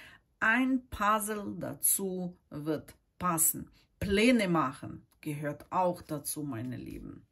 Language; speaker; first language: German; non-native, fluent; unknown